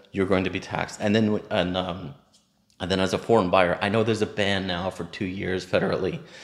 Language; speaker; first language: English; native; English